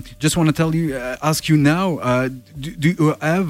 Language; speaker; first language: English; non-native, learner; French